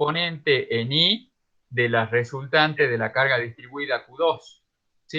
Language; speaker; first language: Spanish; native; Spanish